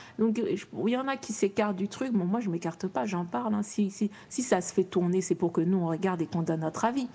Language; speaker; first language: French; native; French